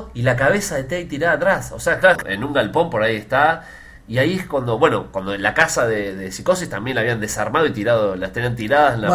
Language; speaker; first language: Spanish; native; Spanish